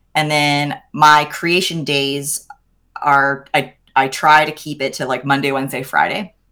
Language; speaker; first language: English; native; English